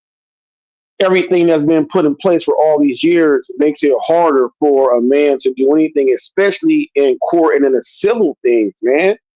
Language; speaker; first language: English; native; English